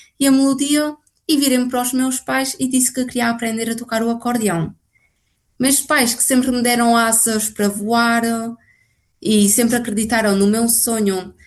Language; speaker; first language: Portuguese; native; Portuguese